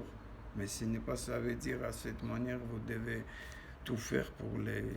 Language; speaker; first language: French; non-native, learner; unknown